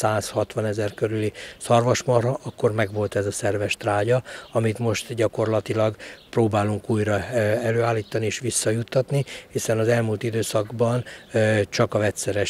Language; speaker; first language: Hungarian; native; Hungarian